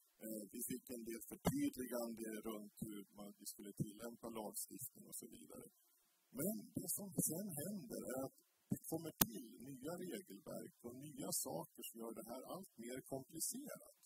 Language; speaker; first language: Swedish; native; Swedish